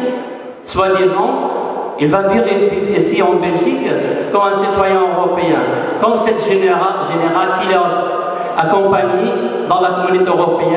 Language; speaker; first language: French; non-native, fluent; Arabic